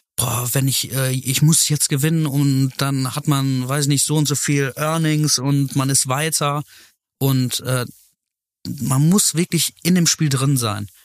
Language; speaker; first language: German; native; German